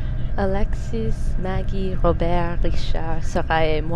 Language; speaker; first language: French; non-native, fluent; English